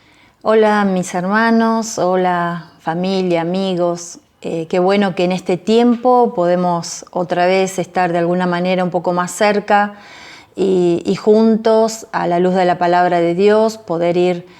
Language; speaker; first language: Spanish; native; Spanish